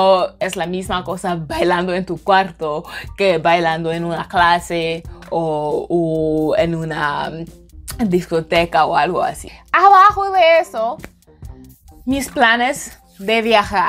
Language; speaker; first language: Spanish; non-native, fluent; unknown